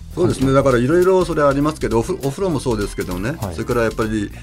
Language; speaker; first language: Japanese; native; Japanese